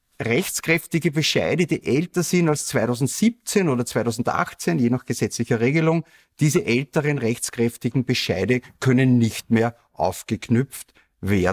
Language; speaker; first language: German; native; German